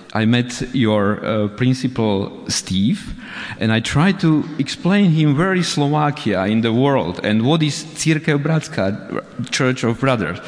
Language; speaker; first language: English; non-native, fluent; Slovak